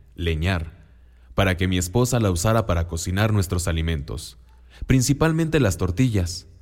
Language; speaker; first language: Spanish; non-native, local second language; Mixtepec Mixtec